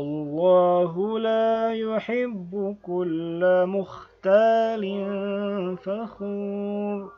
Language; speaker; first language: Arabic; non-native, fluent; Indonesian